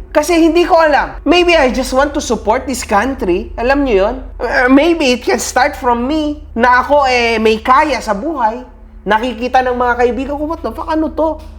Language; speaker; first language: Filipino; native; Filipino